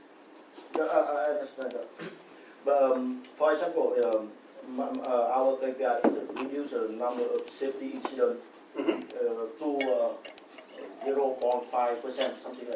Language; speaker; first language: English; non-native, learner; Vietnamese